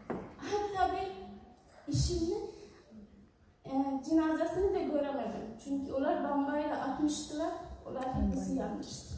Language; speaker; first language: Turkish; non-native, learner; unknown